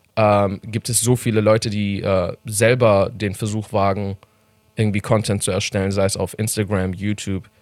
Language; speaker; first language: German; non-native, fluent; Persian